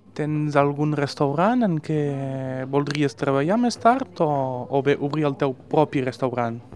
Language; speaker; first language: Catalan; non-native, local second language; French